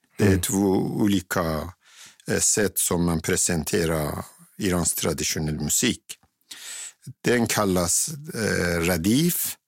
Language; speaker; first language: Swedish; non-native, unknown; Persian